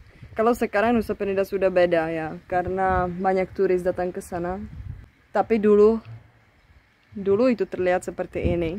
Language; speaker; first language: Indonesian; non-native, fluent; Czech